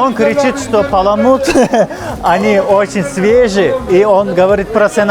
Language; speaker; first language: Russian; non-native, fluent; Turkish